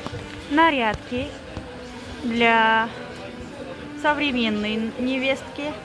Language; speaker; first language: Russian; non-native, local second language; Tajik